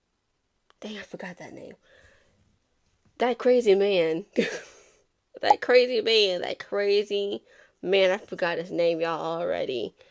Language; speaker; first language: English; native; English